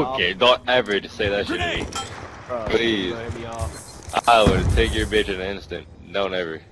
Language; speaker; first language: English; native; English